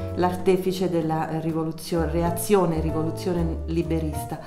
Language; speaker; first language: Italian; native; Italian